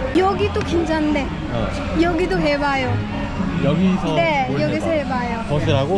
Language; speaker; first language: Korean; non-native, learner; Hindi